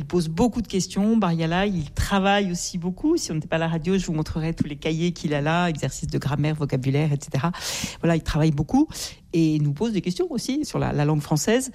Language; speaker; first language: French; native; French